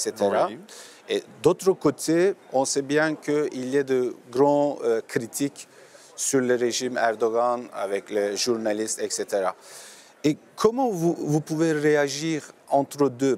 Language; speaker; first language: French; non-native, learner; Turkish